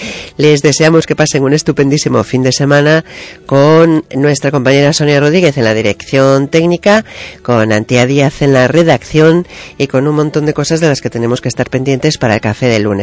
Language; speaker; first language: Spanish; native; Spanish